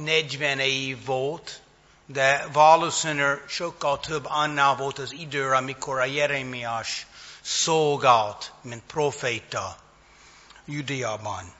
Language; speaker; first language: Hungarian; non-native, fluent; English